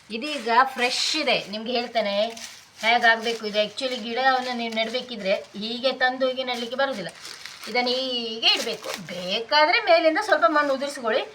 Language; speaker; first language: Kannada; non-native, local second language; Tulu